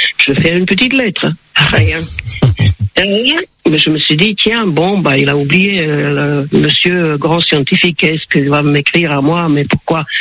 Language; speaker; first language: French; non-native, fluent; Slovak